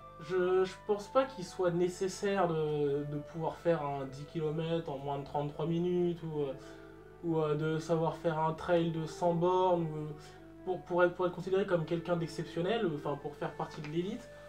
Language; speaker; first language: French; native; French